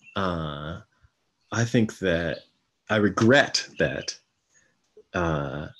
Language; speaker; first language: English; native; English